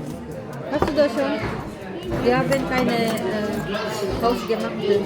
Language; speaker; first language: German; non-native, fluent; Filipino